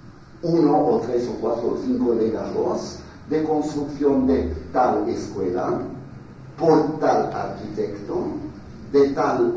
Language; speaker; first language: Spanish; non-native, fluent; French